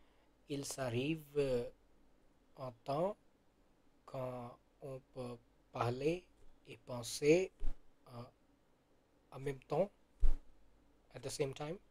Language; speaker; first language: French; non-native, learner; Gujarati